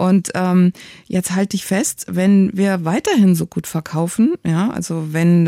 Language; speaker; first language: German; native; German